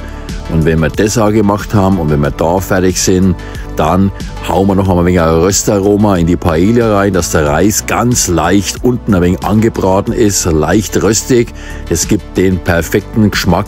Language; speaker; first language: German; native; German